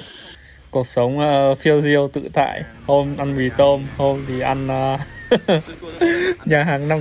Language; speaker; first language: Vietnamese; native; Vietnamese